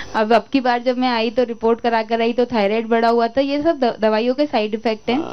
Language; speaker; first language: Hindi; native; Hindi